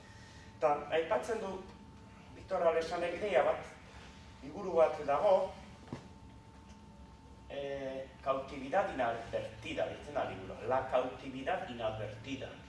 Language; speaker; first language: Basque; native; Basque